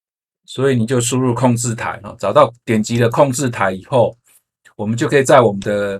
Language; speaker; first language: Chinese; native; Chinese